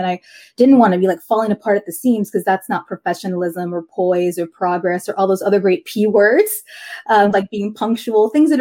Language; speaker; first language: English; native; English